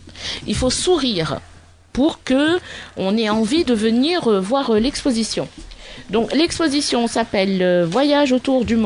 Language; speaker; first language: French; native; French